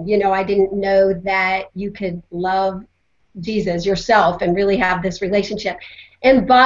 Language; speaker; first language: English; native; English